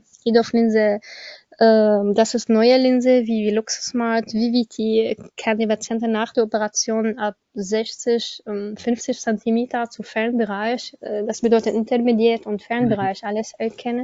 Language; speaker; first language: German; non-native, learner; Arabic